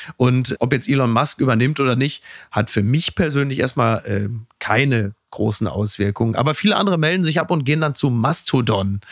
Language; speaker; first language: German; native; German